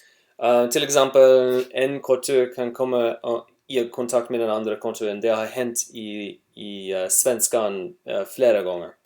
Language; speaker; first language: Swedish; non-native, learner; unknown